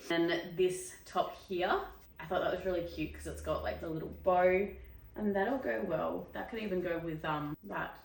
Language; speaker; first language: English; native; English